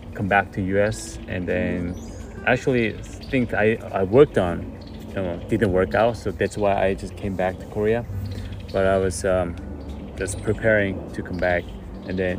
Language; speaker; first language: English; non-native, fluent; Korean